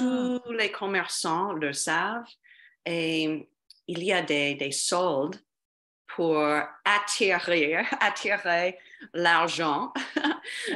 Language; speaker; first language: French; non-native, fluent; English